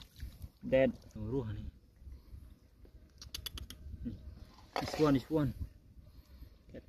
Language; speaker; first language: English; non-native, learner; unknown